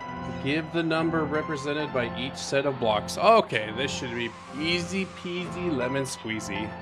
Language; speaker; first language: English; native; English